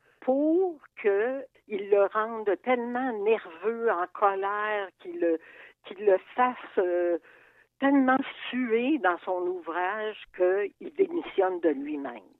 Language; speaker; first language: French; native; French